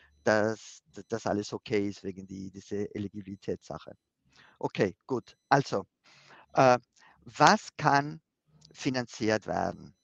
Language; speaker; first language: German; non-native, fluent; Spanish